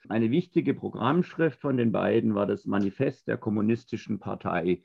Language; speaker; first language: German; native; German